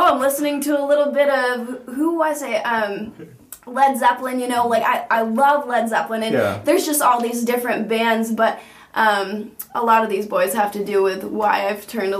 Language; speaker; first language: English; native; English